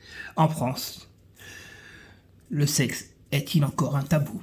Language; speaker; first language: French; native; French